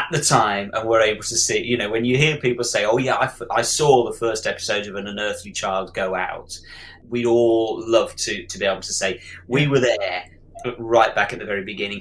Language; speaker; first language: English; native; English